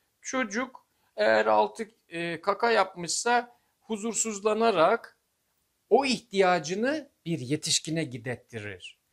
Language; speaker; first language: Turkish; native; Turkish